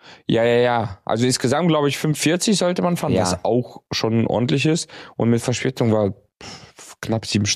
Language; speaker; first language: German; native; German